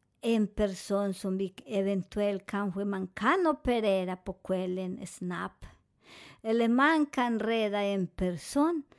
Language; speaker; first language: Swedish; non-native, fluent; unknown